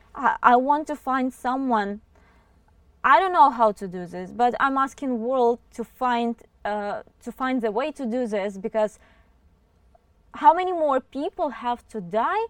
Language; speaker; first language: English; non-native, fluent; Ukrainian